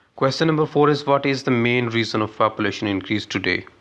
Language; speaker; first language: English; non-native, local second language; Urdu